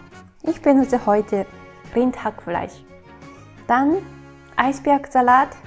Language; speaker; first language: German; non-native, learner; Japanese